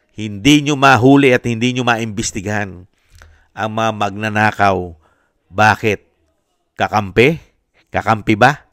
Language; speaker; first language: Filipino; native; Filipino